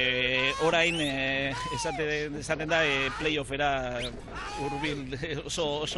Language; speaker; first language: Basque; non-native, local second language; Spanish